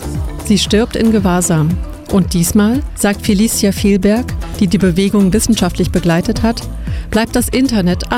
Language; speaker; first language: German; native; German